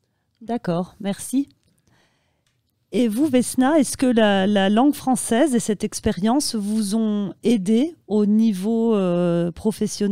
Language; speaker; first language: French; native; French